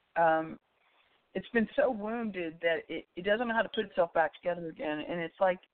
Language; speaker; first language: English; native; English